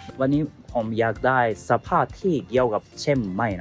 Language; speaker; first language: Thai; non-native, learner; Japanese